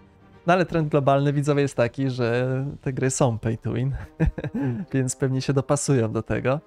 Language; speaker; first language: Polish; native; Polish